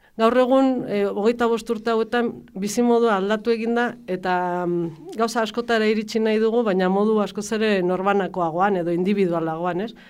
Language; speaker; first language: Basque; native; Basque